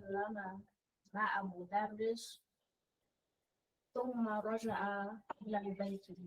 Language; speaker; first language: Arabic; non-native, learner; English